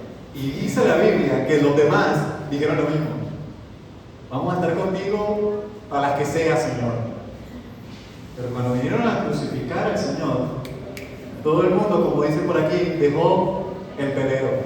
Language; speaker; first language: Spanish; native; Spanish